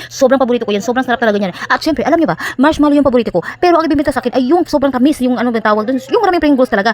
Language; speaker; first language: Filipino; non-native, local second language; Cebuano